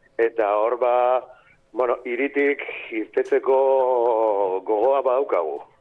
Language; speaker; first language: Basque; native; Basque